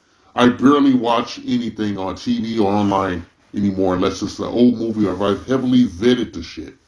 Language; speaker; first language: English; native; English